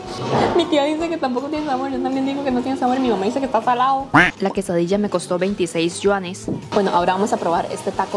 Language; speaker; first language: Spanish; native; Spanish